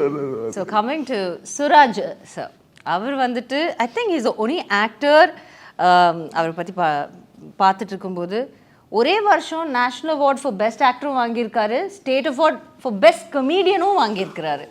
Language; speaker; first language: Tamil; native; Tamil